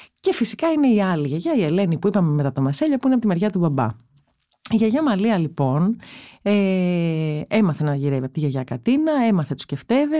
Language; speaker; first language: Greek; native; Greek